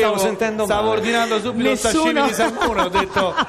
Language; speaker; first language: Italian; non-native, fluent; Albanian